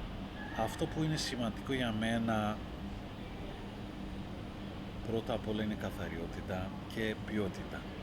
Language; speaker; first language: Greek; non-native, learner; Persian